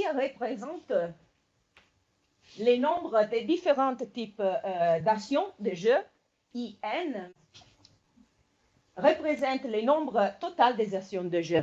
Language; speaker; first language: French; non-native, fluent; Italian